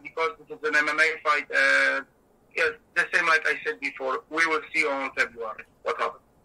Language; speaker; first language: English; non-native, learner; Polish